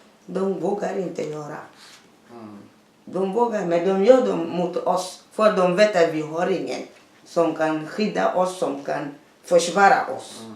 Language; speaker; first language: Swedish; non-native, fluent; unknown